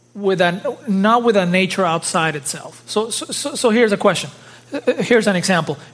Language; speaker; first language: English; early bilingual, other home language; Spanish